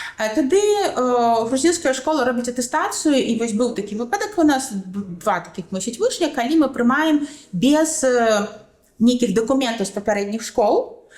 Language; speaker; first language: Belarusian; non-native, local second language; Russian